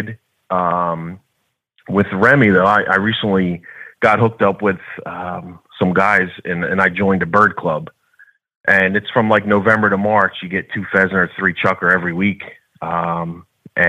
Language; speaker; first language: English; native; English